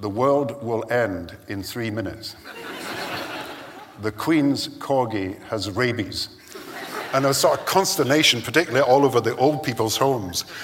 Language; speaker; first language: English; native; English